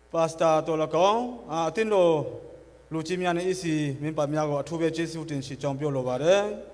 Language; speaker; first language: Burmese; non-native, local second language; Hakha Chin